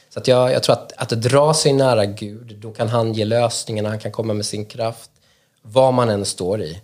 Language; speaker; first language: Swedish; native; Swedish